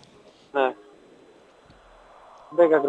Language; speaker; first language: Greek; non-native, learner; Spanish